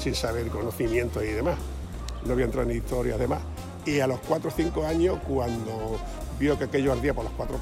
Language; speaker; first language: Spanish; native; Spanish